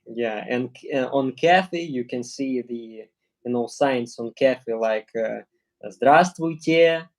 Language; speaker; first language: English; non-native, learner; Russian